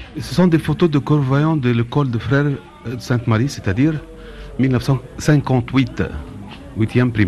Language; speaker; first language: French; non-native, learner; Arabic